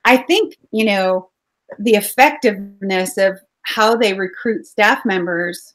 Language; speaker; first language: English; native; English